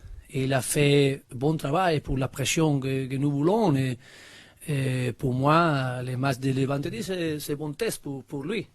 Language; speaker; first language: French; non-native, learner; Spanish